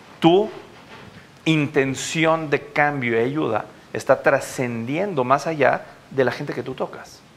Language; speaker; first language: Spanish; native; Spanish